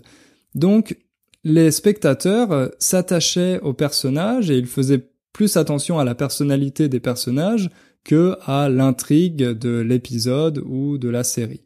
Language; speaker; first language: French; native; French